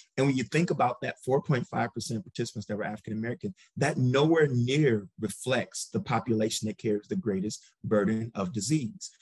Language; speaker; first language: English; native; English